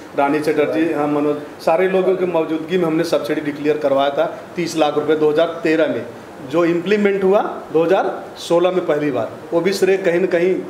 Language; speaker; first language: Hindi; native; Hindi